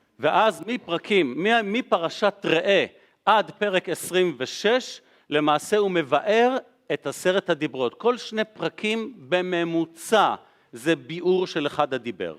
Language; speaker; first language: Hebrew; native; Hebrew